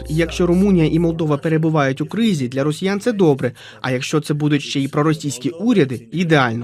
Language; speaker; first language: Ukrainian; non-native, fluent; Romanian